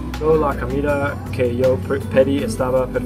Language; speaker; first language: Spanish; non-native, learner; English